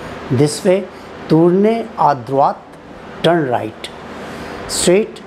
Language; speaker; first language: English; non-native, local second language; Hindi